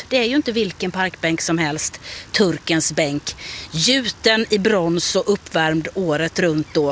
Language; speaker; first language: Swedish; native; Swedish